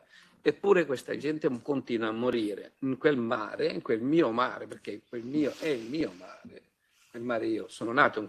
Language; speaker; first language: Italian; native; Italian